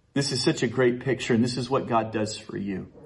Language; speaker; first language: English; native; English